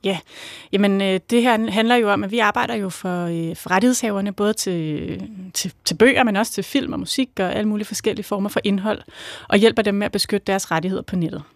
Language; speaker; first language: Danish; native; Danish